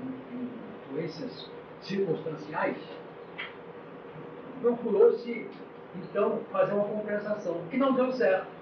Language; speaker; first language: Portuguese; native; Portuguese